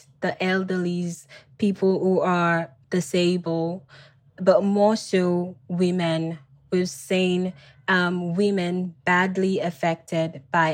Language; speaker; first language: English; non-native, local second language; Krio